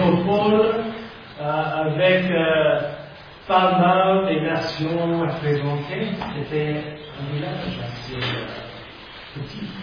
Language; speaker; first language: French; non-native, fluent; English